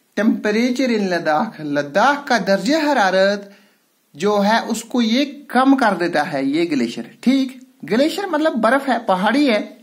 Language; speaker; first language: Urdu; non-native, local second language; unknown